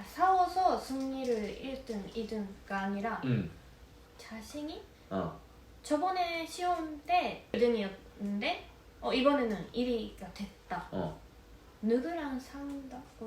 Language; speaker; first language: Korean; non-native, fluent; Japanese